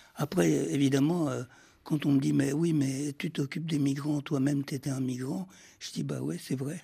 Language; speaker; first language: French; early bilingual, heritage; French